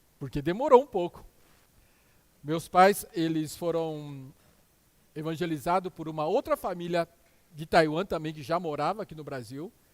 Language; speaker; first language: Portuguese; early bilingual, other home language; Min Nan Chinese